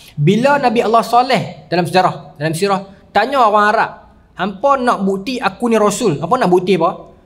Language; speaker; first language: Malay; native; Malay